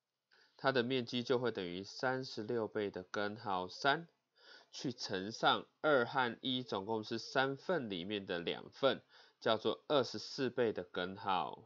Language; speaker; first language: Chinese; native; Chinese